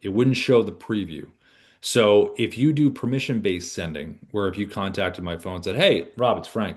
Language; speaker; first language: English; native; English